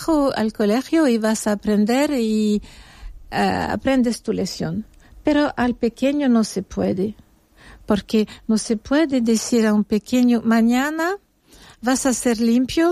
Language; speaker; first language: Spanish; non-native, fluent; French